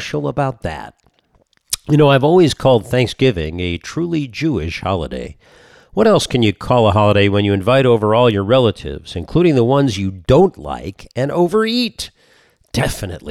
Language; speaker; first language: English; native; English